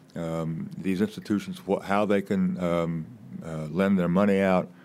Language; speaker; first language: English; native; English